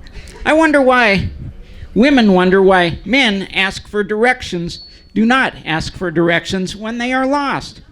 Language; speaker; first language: English; native; English